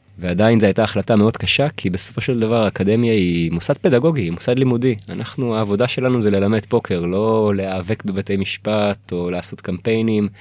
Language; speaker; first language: Hebrew; early bilingual, other home language; Russian